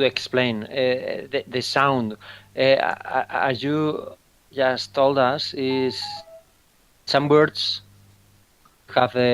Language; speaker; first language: English; non-native, fluent; Spanish